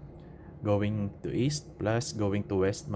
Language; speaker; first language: English; non-native, local second language; Filipino